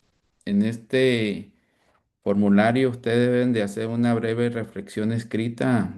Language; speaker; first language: Spanish; native; Spanish